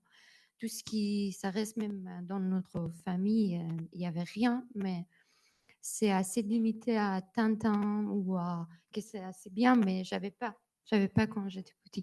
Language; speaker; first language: French; non-native, learner; Persian